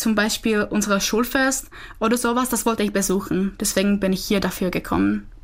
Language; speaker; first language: German; non-native, fluent; Czech